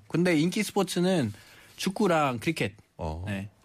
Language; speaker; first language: Korean; non-native, fluent; Nepali